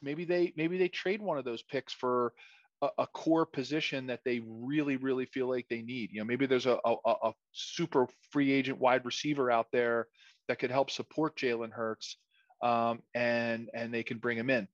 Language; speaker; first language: English; native; English